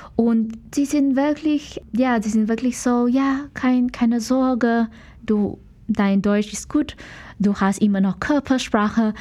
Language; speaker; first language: German; non-native, fluent; Chinese